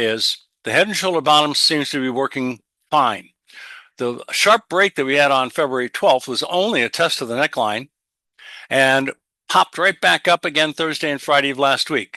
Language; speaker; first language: English; native; English